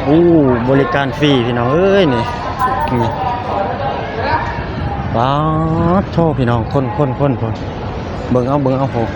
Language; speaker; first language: Thai; non-native, local second language; Lao